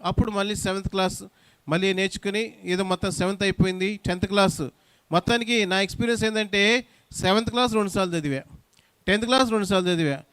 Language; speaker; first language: Telugu; non-native, local second language; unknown